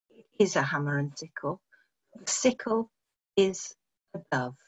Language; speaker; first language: English; native; English